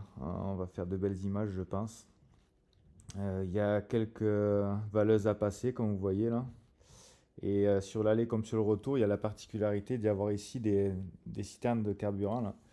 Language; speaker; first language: French; native; French